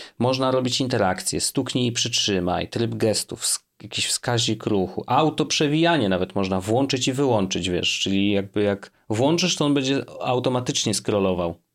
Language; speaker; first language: Polish; native; Polish